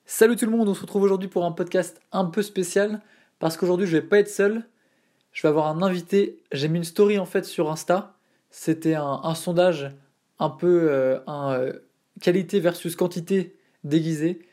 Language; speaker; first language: French; native; French